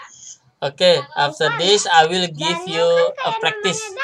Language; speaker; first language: English; non-native, learner; Indonesian